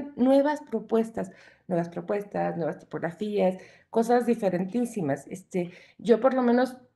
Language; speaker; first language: Spanish; native; Spanish